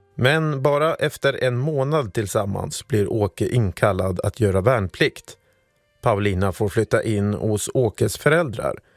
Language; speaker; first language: Swedish; native; Swedish